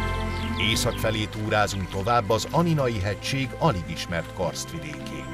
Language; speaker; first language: Hungarian; native; Hungarian